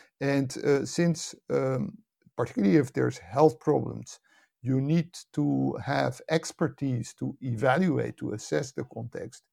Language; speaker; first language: English; non-native, fluent; Dutch